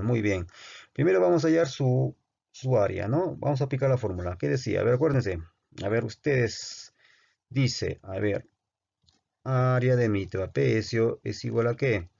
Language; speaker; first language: Spanish; native; Spanish